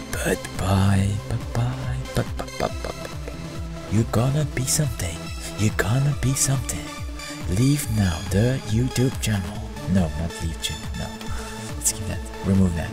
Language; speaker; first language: English; non-native, fluent; Dutch